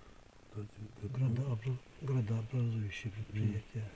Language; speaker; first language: Russian; native; Russian